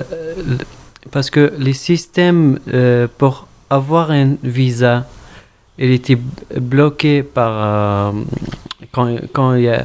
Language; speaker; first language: French; non-native, fluent; Arabic